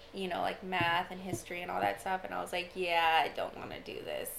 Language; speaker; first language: English; native; English